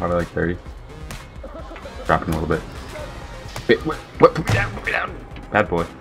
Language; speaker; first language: English; native; English